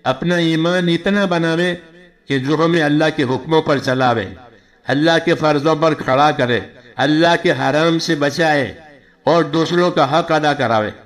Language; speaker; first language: Urdu; non-native, local second language; Gujarati